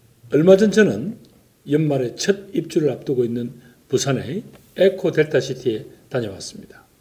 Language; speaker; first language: Korean; native; Korean